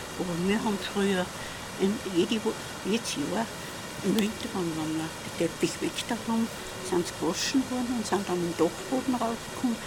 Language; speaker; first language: German; native; German